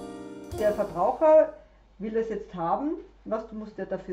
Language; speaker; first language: German; native; German